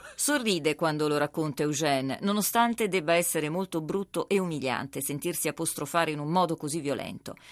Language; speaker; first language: Italian; native; Italian